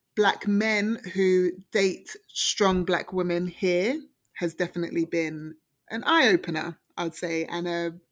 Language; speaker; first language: English; native; English